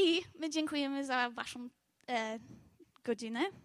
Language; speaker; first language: Polish; non-native, learner; English